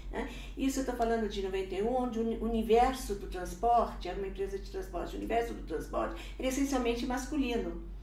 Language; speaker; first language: Portuguese; early bilingual, other home language; Italian